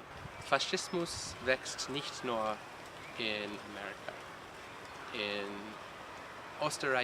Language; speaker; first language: German; non-native, learner; English